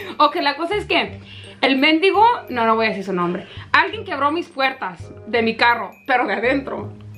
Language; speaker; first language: Spanish; early bilingual, heritage; Spanish